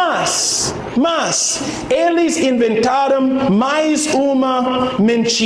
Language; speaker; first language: Portuguese; non-native, fluent; English